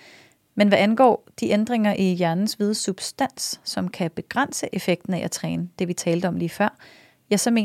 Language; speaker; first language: Danish; native; Danish